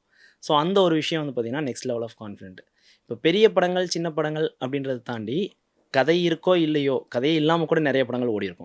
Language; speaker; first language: Tamil; native; Tamil